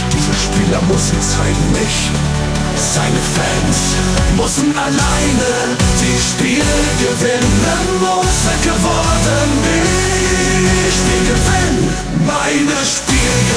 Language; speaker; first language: German; non-native, learner; Italian